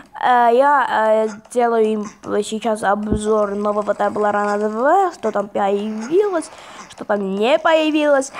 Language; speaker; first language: Russian; non-native, fluent; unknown